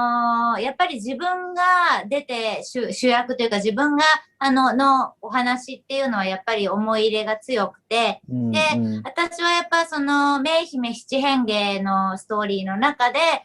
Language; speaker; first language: Japanese; native; Japanese